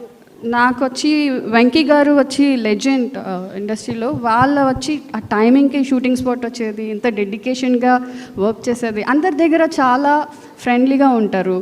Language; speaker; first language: Telugu; non-native, fluent; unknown